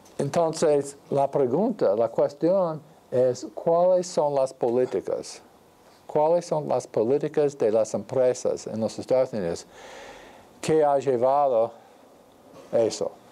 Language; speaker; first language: Spanish; non-native, fluent; English